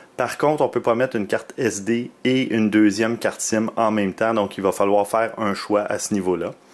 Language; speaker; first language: French; native; French